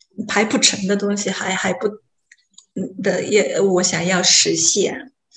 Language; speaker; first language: Chinese; non-native, fluent; Japanese